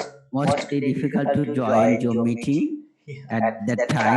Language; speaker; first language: English; non-native, learner; Bangla